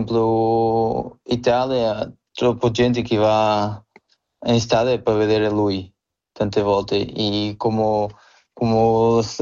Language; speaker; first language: Italian; non-native, learner; Portuguese